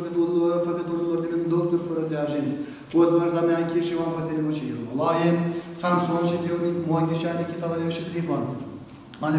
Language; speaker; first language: Romanian; native; Romanian